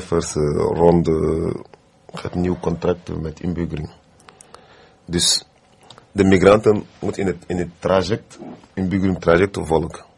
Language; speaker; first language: Dutch; non-native, fluent; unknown